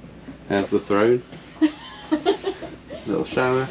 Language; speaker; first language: English; native; English